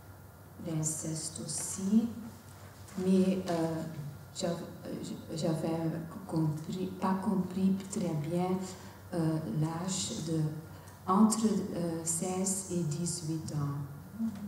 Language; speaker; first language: French; non-native, local second language; Dutch